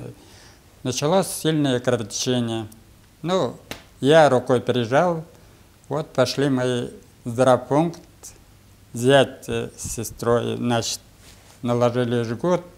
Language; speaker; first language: Russian; non-native, local second language; Bashkir